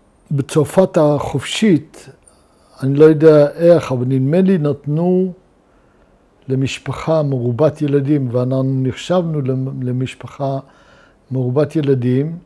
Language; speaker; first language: Hebrew; non-native, fluent; Luxembourgish